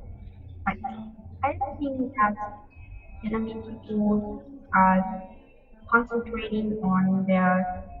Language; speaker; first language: English; non-native, learner; Vietnamese